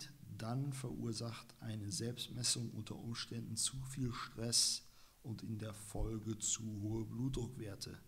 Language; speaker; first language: German; native; German